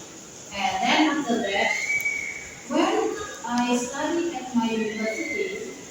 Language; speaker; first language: English; non-native, learner; Indonesian